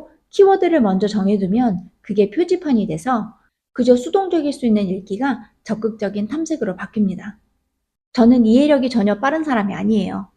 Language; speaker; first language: Korean; native; Korean